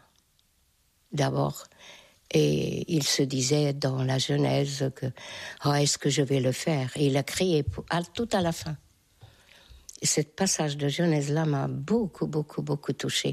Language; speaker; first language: French; non-native, fluent; Hungarian